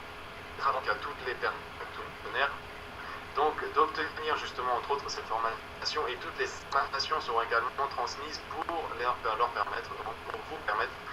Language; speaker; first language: French; native; French